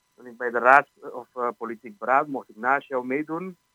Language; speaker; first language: Dutch; non-native, fluent; Arabic